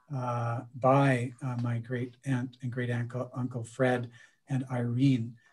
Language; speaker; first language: English; native; English